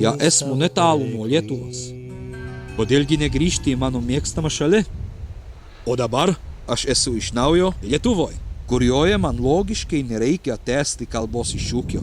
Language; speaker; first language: Lithuanian; non-native, fluent; Czech